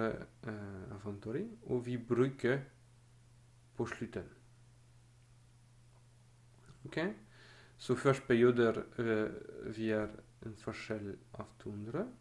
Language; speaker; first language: Norwegian; non-native, learner; French